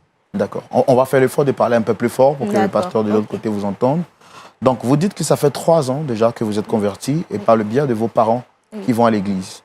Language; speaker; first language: French; native; French